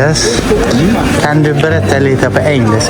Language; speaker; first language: Swedish; non-native, learner; Urdu